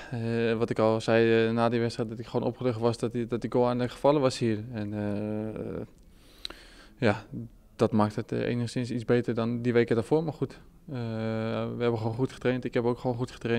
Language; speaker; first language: Dutch; native; Dutch